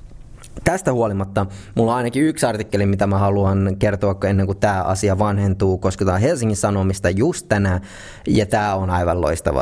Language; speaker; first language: Finnish; native; Finnish